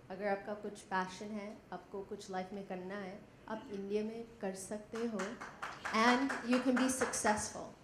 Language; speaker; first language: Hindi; non-native, learner; English